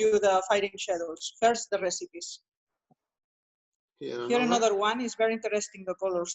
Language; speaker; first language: English; non-native, learner; Spanish